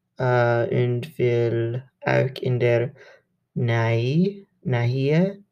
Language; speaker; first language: German; non-native, learner; English